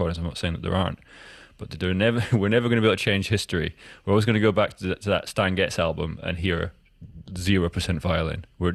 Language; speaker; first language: English; native; English